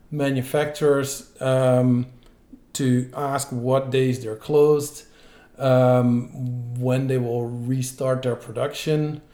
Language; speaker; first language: English; non-native, fluent; Dutch